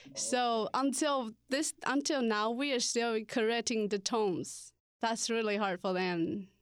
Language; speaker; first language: English; non-native, learner; Chinese